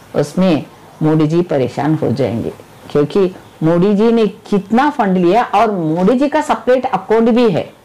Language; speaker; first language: Hindi; non-native, local second language; Telugu